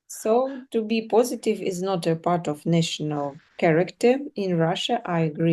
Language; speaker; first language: English; non-native, fluent; Russian